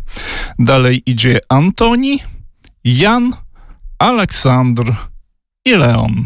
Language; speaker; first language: Polish; non-native, learner; Belarusian